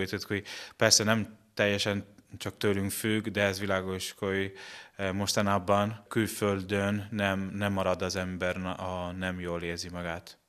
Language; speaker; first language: Hungarian; non-native, fluent; Italian